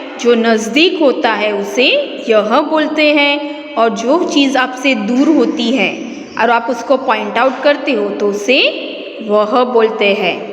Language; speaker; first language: Hindi; non-native, local second language; Gujarati